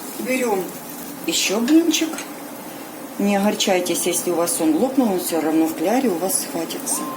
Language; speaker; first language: Russian; non-native, local second language; Ukrainian